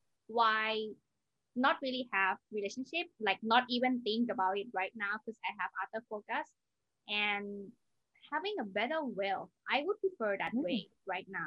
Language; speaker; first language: English; non-native, learner; Thai